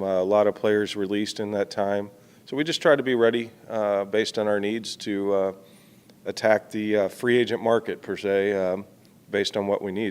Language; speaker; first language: English; native; English